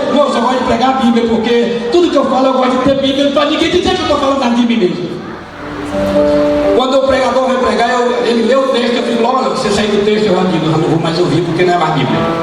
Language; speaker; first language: Portuguese; native; Portuguese